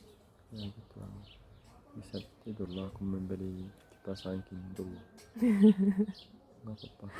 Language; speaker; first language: Indonesian; non-native, learner; Turkish